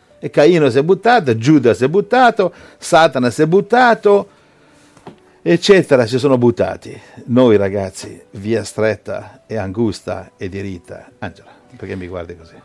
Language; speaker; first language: Italian; native; Italian